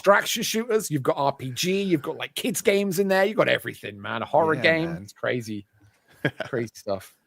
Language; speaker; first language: English; native; English